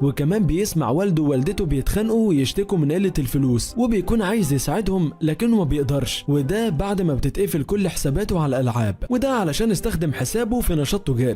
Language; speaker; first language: Arabic; native; Arabic